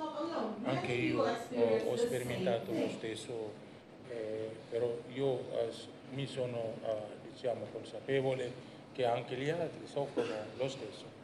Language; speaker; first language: Italian; non-native, learner; Indonesian